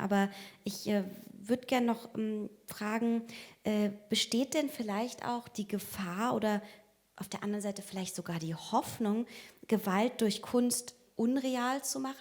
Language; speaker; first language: German; native; German